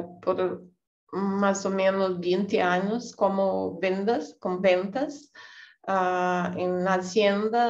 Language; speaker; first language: Spanish; non-native, learner; Portuguese